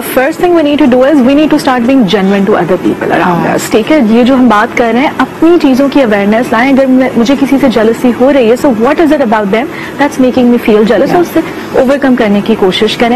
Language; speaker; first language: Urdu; native; Urdu